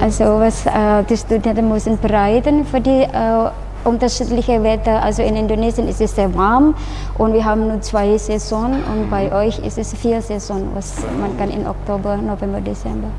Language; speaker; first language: German; non-native, learner; Indonesian